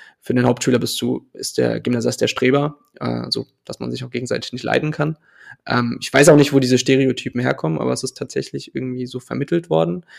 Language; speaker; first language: German; early bilingual, other home language; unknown